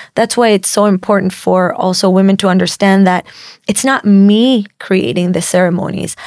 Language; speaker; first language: English; non-native, fluent; Spanish